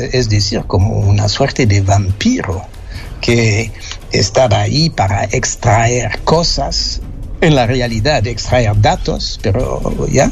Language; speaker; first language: Spanish; non-native, fluent; French